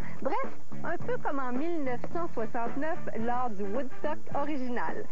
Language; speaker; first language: French; native; French